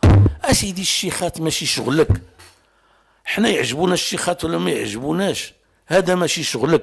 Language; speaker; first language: Arabic; native; Arabic